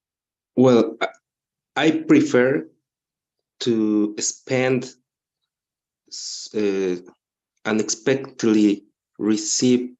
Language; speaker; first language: English; non-native, learner; Spanish